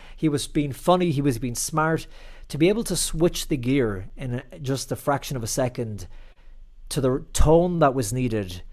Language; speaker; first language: English; native; English